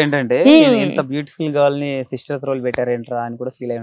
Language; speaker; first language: Telugu; native; Telugu